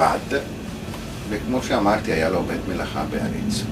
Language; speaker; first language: Hebrew; non-native, fluent; Italian